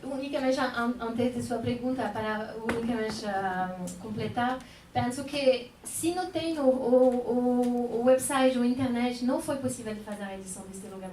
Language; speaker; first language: Portuguese; non-native, fluent; French